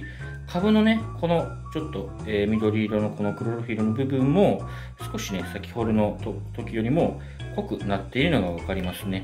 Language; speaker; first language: Japanese; native; Japanese